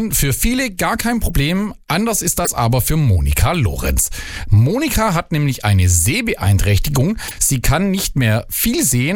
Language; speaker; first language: German; native; German